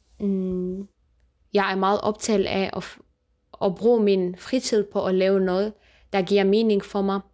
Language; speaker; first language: Danish; non-native, fluent; Kurdish